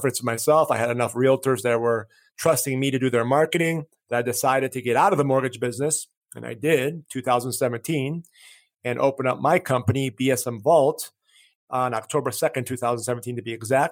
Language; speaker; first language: English; early bilingual, other home language; Greek